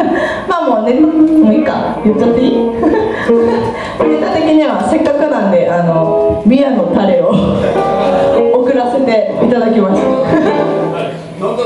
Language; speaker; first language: Japanese; native; Japanese